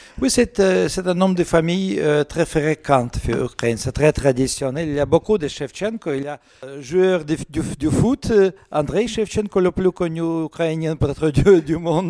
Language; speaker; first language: French; non-native, learner; Russian